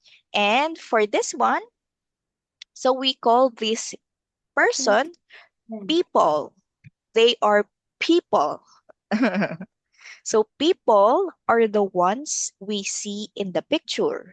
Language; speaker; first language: English; non-native, local second language; Filipino